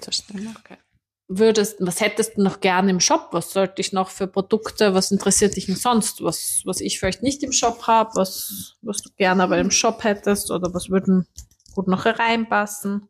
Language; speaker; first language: German; native; German